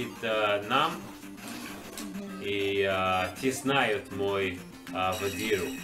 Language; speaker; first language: Russian; non-native, learner; English